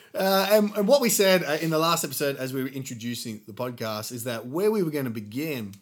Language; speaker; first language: English; native; English